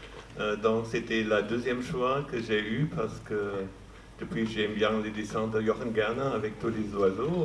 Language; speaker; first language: French; non-native, fluent; German